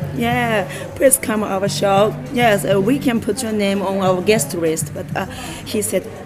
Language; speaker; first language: English; non-native, learner; Japanese